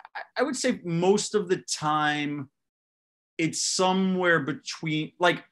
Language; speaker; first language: English; native; English